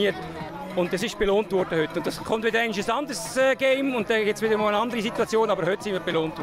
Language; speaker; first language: German; native; German